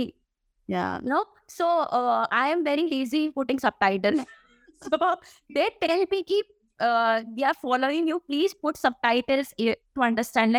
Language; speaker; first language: English; non-native, local second language; Malayalam